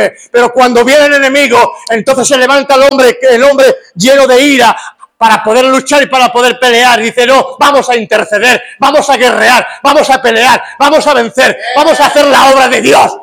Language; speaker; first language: Spanish; native; Spanish